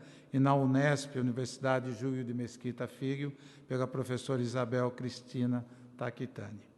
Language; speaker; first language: Portuguese; native; Portuguese